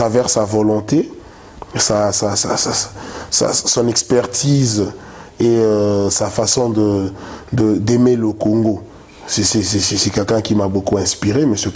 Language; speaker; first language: French; non-native, local second language; Lingala